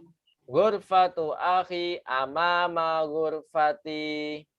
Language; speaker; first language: Arabic; non-native, fluent; Indonesian